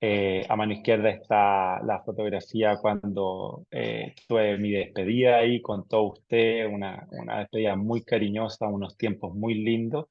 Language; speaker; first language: Spanish; native; Spanish